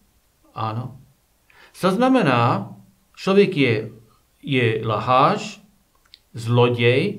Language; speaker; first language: Czech; non-native, learner; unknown